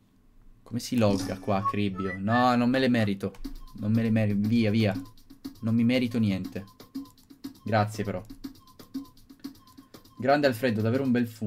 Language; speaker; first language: Italian; native; Italian